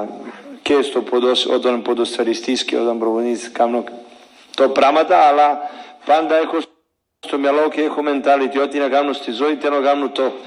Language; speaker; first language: Greek; non-native, fluent; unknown